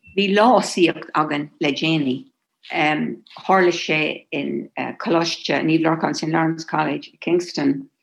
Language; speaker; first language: Irish; non-native, local second language; English